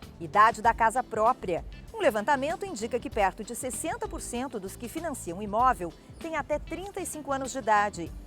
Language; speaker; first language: Portuguese; native; Portuguese